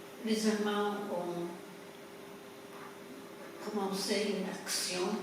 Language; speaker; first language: French; non-native, fluent; Polish